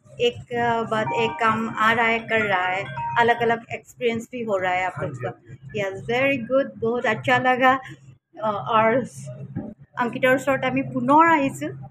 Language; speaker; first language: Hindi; non-native, local second language; Assamese